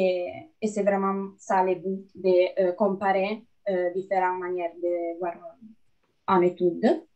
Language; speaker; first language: French; non-native, fluent; Italian